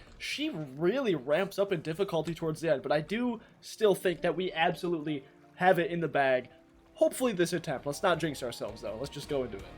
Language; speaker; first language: English; native; English